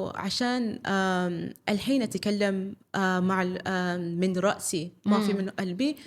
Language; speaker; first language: Arabic; early bilingual, other home language; English